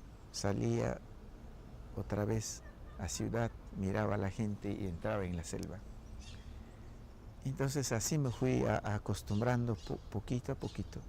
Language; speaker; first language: Spanish; non-native, local second language; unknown